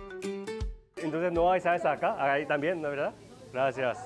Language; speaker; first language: Spanish; non-native, learner; Korean